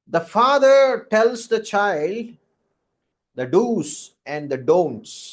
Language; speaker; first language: English; non-native, local second language; Telugu